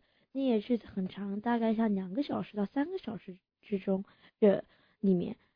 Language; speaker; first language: Chinese; early bilingual, heritage; English